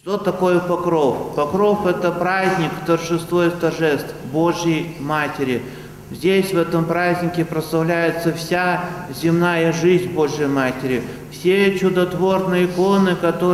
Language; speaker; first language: Russian; native; Russian